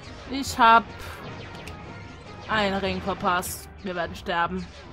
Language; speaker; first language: German; native; German